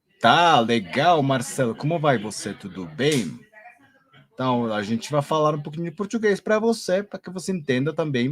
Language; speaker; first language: Portuguese; non-native, learner; Spanish